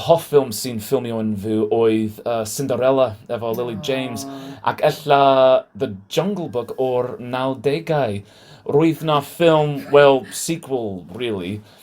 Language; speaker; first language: Welsh; non-native, learner; English